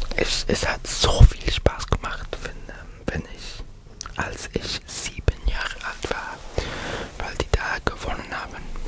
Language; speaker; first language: German; non-native, learner; English